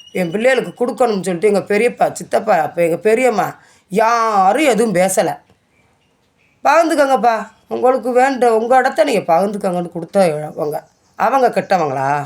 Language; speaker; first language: Tamil; native; Tamil